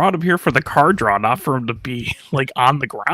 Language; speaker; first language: English; native; English